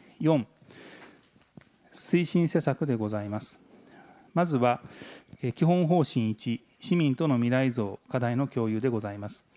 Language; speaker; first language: Japanese; native; Japanese